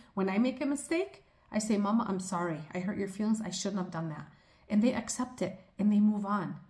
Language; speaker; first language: English; early bilingual, other home language; Arabic